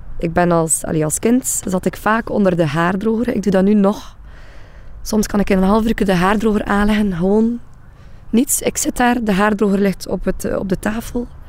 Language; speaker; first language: Dutch; native; Dutch